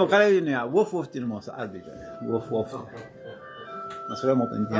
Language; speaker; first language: Japanese; non-native, fluent; English